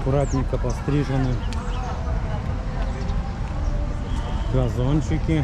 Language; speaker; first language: Russian; native; Russian